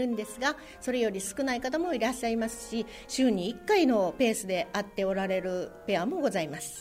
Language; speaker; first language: Japanese; native; Japanese